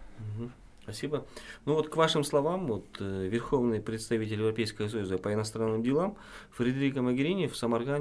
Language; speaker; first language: Russian; non-native, local second language; Kyrgyz